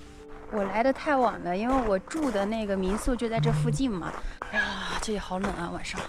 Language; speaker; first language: Chinese; native; Chinese